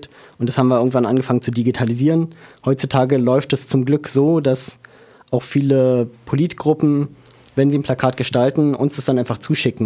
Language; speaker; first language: German; native; German